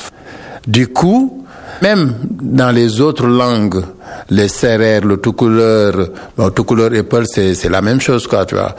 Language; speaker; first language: French; non-native, local second language; Wolof